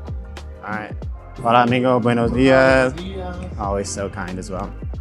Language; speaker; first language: Spanish; non-native, learner; English